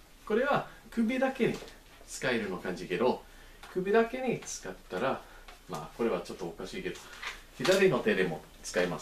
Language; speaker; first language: Japanese; non-native, learner; English